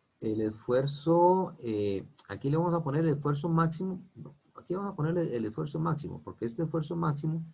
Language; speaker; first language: Spanish; native; Spanish